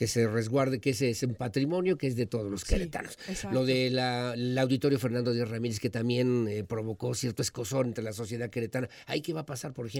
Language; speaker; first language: Spanish; native; Spanish